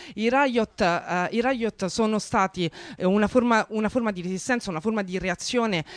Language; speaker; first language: Italian; native; Italian